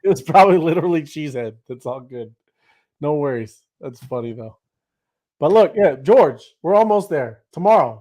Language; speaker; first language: English; native; English